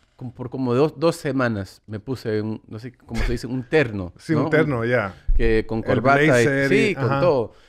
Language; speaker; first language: Spanish; early bilingual, heritage; Spanish